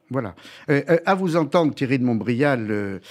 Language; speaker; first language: French; native; French